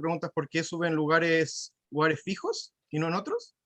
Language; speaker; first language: Spanish; native; Spanish